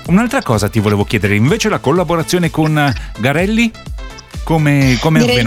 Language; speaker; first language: Italian; native; Italian